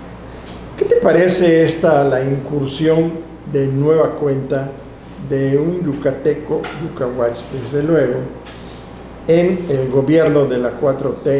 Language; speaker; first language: Spanish; native; Spanish